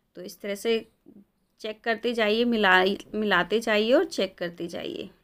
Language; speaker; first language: Hindi; native; Hindi